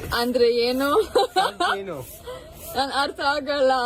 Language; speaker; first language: Kannada; non-native, learner; English